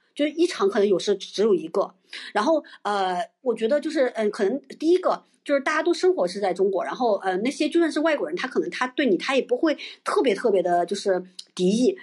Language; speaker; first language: Chinese; native; Chinese